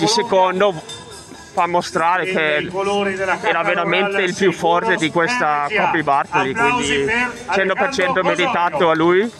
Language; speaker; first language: Italian; non-native, fluent; Danish